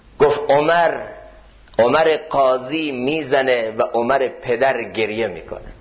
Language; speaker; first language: Persian; native; Persian